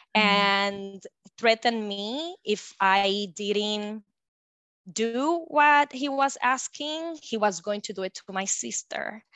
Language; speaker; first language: English; non-native, fluent; Spanish